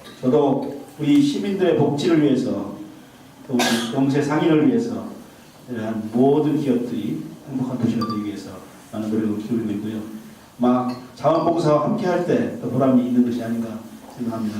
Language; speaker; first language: Korean; native; Korean